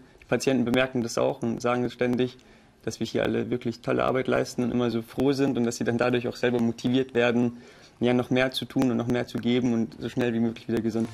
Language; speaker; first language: German; native; German